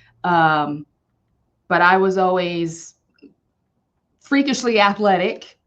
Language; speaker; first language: English; native; English